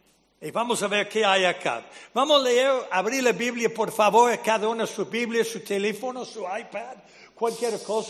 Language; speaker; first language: Spanish; non-native, fluent; English